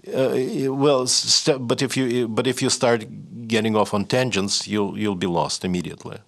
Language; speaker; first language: English; non-native, fluent; Russian